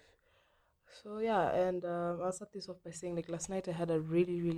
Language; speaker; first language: English; non-native, local second language; Swahili